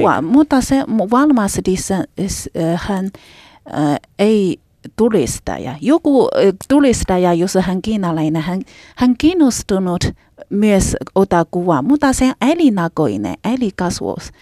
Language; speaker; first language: Finnish; non-native, learner; Chinese